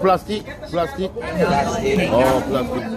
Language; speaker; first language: English; non-native, learner; Korean